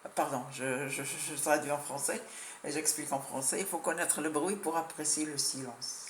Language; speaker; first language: French; non-native, local second language; Arabic